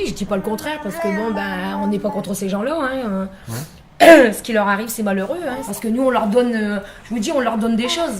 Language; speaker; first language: French; native; French